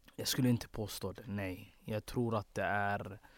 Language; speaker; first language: Swedish; early bilingual, other home language; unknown